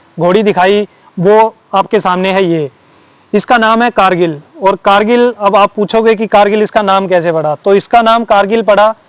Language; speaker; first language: Hindi; native; Hindi